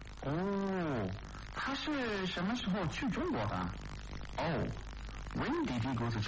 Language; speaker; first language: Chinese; non-native, learner; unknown